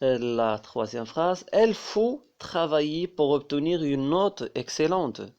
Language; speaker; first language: French; non-native, local second language; Arabic